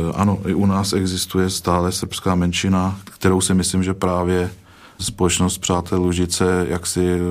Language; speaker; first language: Czech; native; Czech